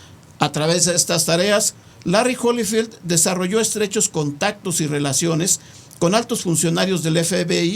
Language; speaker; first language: Spanish; native; Spanish